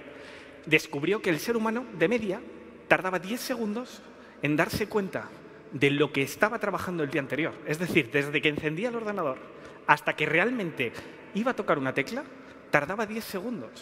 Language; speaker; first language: Spanish; native; Spanish